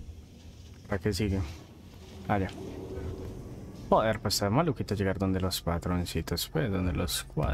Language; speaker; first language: Spanish; native; Spanish